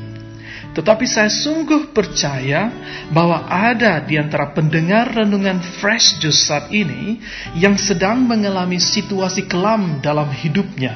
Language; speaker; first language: Indonesian; native; Indonesian